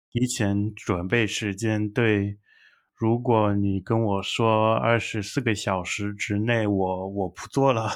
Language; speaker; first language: Chinese; non-native, learner; English